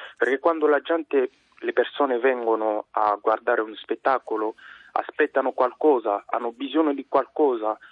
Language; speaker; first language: Italian; non-native, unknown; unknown